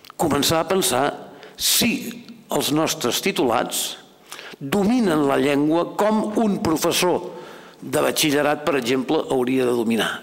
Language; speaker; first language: Catalan; native; Catalan